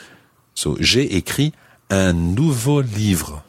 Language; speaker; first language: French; non-native, fluent; English